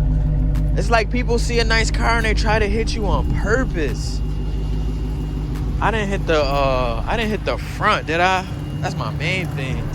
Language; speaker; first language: English; native; English